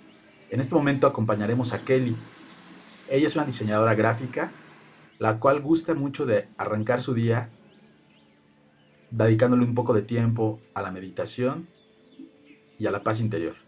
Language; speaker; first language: Spanish; native; Spanish